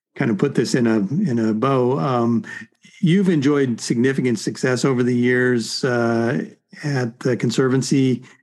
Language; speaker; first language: English; native; English